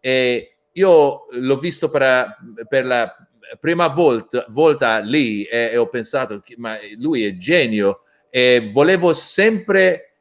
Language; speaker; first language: Italian; non-native, learner; English